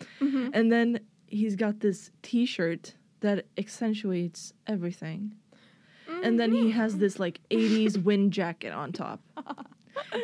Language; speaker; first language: English; non-native, fluent; Swedish